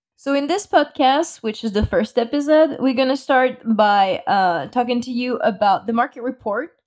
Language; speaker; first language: English; non-native, fluent; French